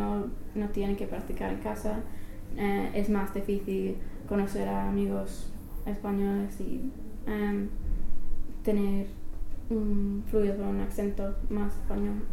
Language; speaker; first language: Spanish; non-native, learner; English